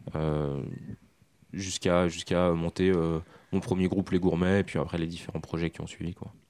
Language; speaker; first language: French; native; French